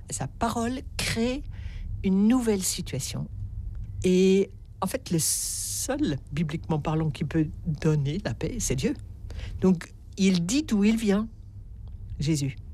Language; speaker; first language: French; native; French